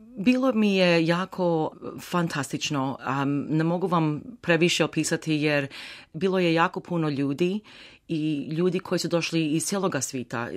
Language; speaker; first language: Croatian; early bilingual, heritage; Croatian